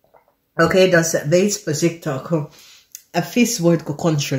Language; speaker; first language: Dutch; non-native, learner; English